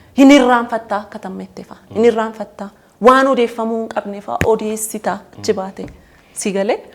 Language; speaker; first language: Oromo; native; Oromo